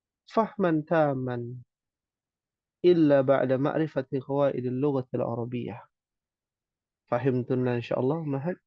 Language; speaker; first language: Arabic; non-native, fluent; Indonesian